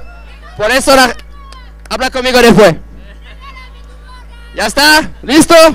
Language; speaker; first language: Spanish; non-native, fluent; Portuguese